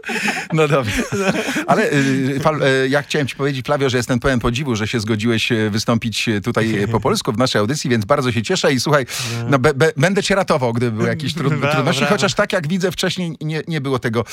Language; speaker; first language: Polish; native; Polish